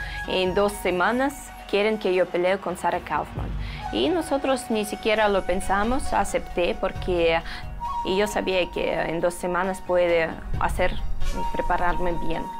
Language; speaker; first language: Spanish; non-native, fluent; Russian